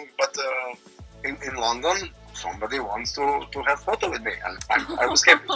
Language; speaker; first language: English; non-native, learner; Croatian